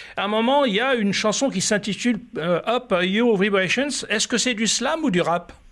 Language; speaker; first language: French; native; French